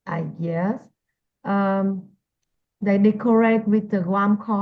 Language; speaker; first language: English; non-native, learner; Vietnamese